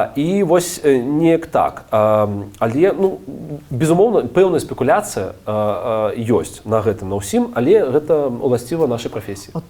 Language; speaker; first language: Belarusian; non-native, local second language; Russian